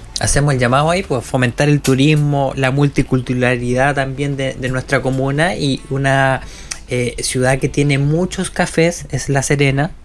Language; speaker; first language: Spanish; native; Spanish